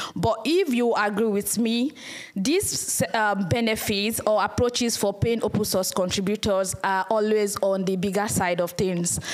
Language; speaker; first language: English; non-native, local second language; Yoruba